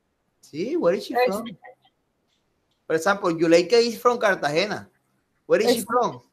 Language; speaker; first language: English; non-native, fluent; Spanish